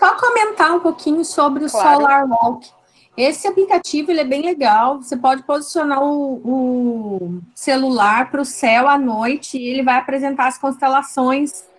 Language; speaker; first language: Portuguese; native; Portuguese